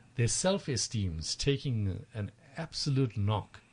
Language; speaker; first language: English; native; English